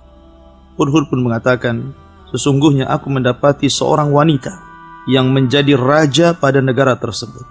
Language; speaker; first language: Indonesian; native; Indonesian